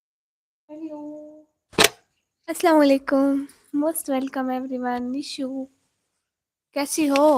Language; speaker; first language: Hindi; non-native, local second language; Punjabi